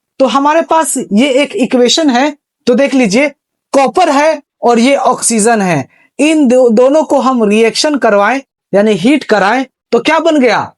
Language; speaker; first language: Hindi; native; Hindi